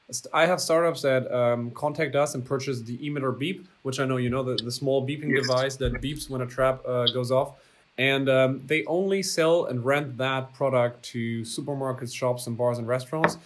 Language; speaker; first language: English; non-native, fluent; German